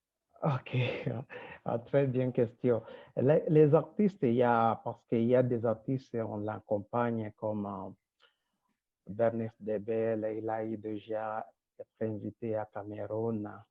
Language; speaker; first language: French; non-native, local second language; Rundi